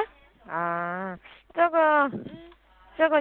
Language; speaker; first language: Chinese; non-native, learner; Korean